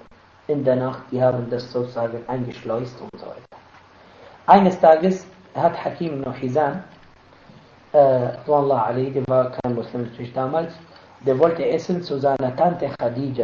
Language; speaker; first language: German; non-native, fluent; Arabic